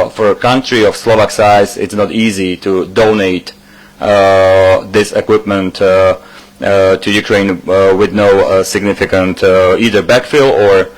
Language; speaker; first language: English; non-native, fluent; Slovak